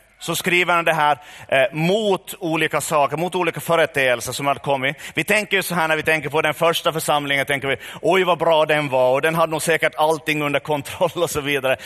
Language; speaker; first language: Swedish; native; Swedish